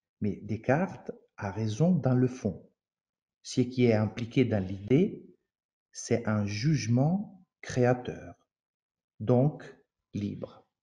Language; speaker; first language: French; non-native, fluent; Italian